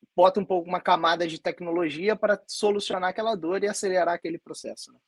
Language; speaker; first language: Portuguese; native; Portuguese